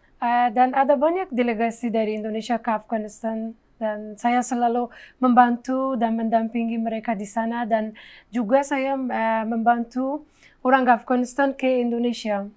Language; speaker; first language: Indonesian; non-native, fluent; Persian